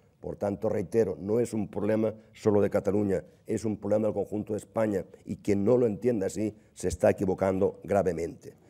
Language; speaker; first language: Spanish; non-native, local second language; Catalan